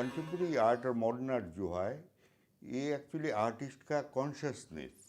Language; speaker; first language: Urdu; non-native, local second language; Bangla